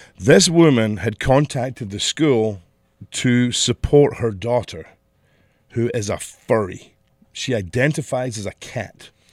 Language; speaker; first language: English; native; English